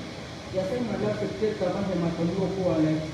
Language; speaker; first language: Finnish; non-native, fluent; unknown